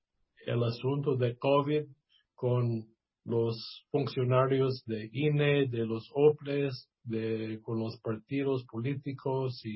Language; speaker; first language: Spanish; non-native, fluent; English